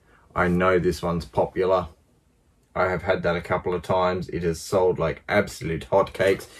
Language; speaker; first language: English; native; English